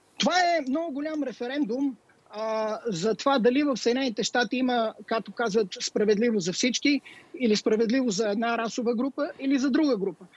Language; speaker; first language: Bulgarian; native; Bulgarian